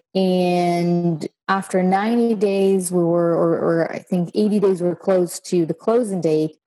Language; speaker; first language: English; non-native, fluent; Hebrew